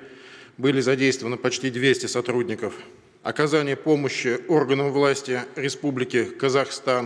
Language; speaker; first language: Russian; native; Russian